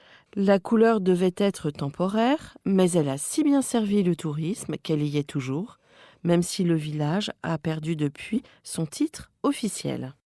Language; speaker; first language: French; native; French